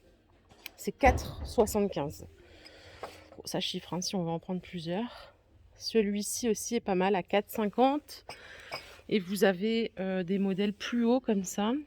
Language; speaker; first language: French; native; French